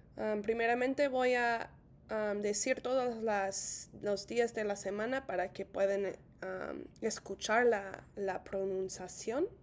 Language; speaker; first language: Spanish; non-native, fluent; English